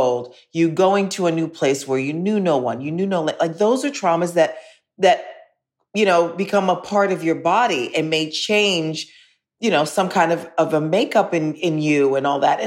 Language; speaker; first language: English; native; English